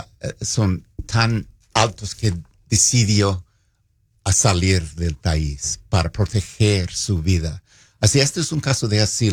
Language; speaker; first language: Spanish; non-native, fluent; English